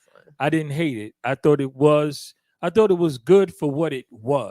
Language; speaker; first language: English; native; English